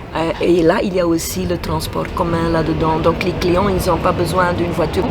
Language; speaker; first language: French; non-native, fluent; Swedish